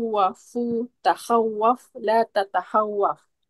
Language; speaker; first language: Arabic; non-native, learner; Indonesian